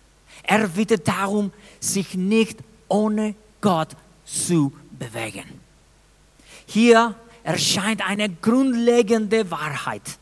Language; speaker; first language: German; non-native, fluent; Spanish